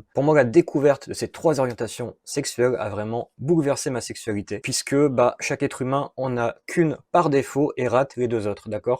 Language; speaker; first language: French; native; French